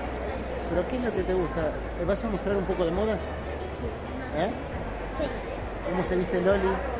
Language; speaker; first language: Spanish; native; Spanish